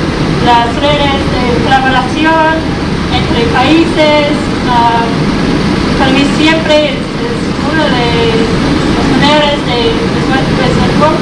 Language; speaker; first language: Spanish; non-native, fluent; English